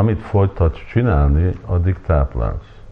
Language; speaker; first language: Hungarian; early bilingual, heritage; Hungarian